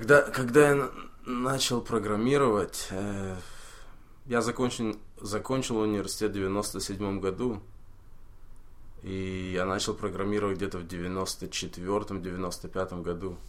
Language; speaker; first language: Russian; early bilingual, heritage; Russian